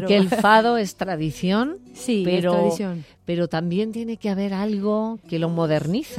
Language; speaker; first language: Spanish; native; Spanish